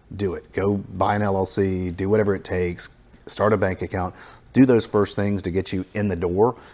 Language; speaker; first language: English; native; English